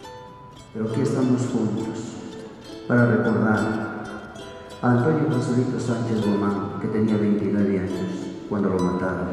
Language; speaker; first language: Spanish; native; Spanish